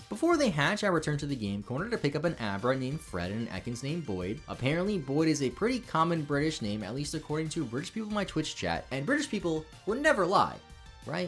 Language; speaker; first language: English; native; English